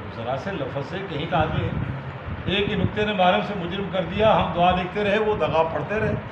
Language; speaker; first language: Urdu; non-native, local second language; Punjabi